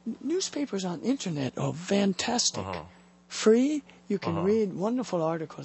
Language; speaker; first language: English; native; English